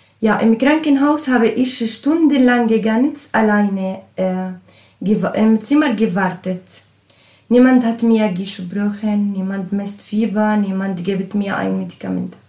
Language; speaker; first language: German; non-native, learner; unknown